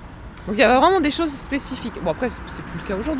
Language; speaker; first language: French; native; French